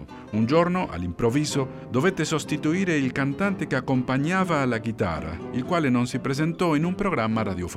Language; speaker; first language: Italian; non-native, fluent; Spanish